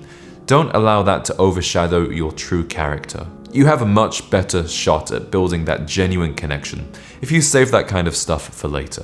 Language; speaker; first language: English; native; English